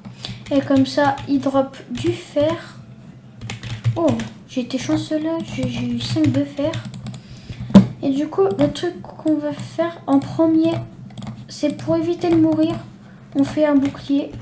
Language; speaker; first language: French; native; French